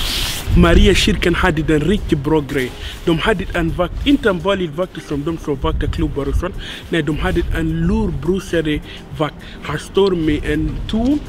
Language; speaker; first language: Swedish; non-native, fluent; Arabic